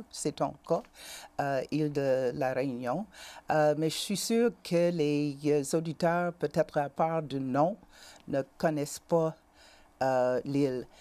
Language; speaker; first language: French; native; French